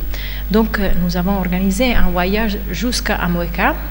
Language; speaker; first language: French; non-native, fluent; Italian